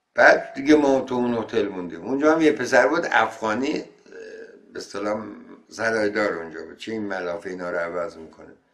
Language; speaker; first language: Persian; non-native, local second language; Azerbaijani